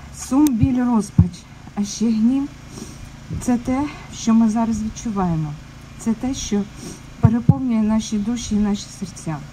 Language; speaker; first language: Ukrainian; native; Ukrainian